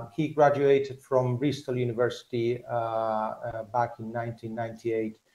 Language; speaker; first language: English; non-native, fluent; Spanish